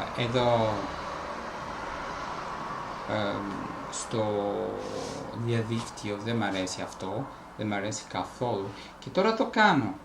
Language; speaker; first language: Greek; non-native, fluent; Italian